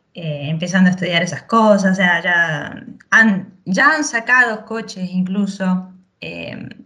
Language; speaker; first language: Spanish; native; Spanish